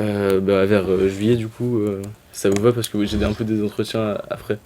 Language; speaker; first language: French; native; French